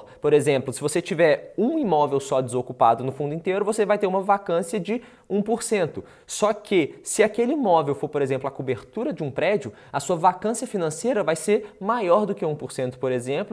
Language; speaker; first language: Portuguese; native; Portuguese